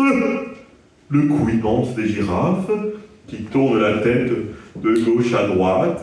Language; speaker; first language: French; native; French